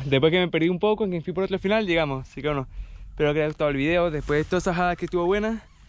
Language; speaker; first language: Spanish; native; Spanish